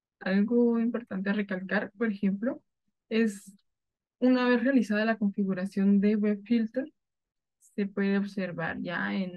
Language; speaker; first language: Spanish; native; Spanish